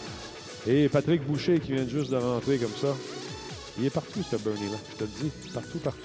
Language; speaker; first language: French; native; French